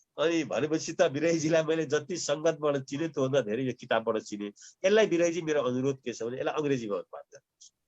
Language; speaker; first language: Nepali; native; Nepali